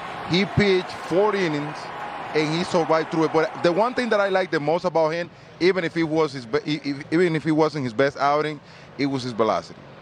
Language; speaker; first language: English; non-native, fluent; Spanish